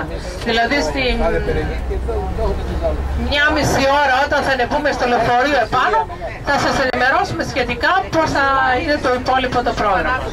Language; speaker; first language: Greek; native; Greek